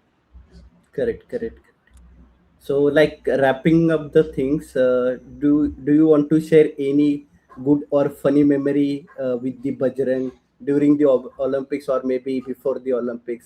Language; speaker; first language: English; non-native, local second language; Hindi